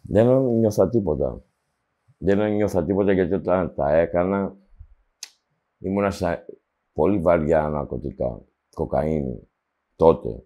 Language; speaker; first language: Greek; early bilingual, heritage; Greek